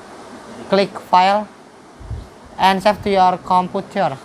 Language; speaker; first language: English; non-native, learner; Indonesian